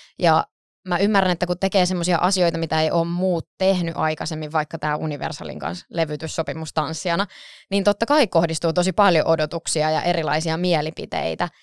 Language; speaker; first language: Finnish; native; Finnish